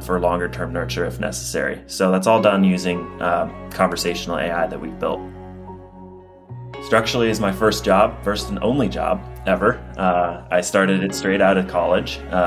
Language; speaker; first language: English; native; English